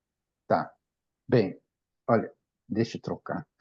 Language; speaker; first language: Portuguese; non-native, fluent; Japanese